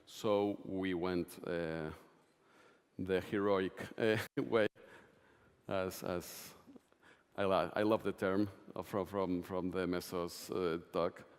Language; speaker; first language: English; non-native, fluent; Spanish